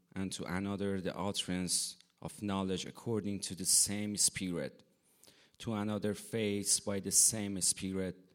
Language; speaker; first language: English; non-native, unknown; Persian